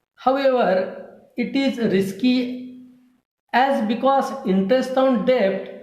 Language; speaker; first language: English; non-native, local second language; Marathi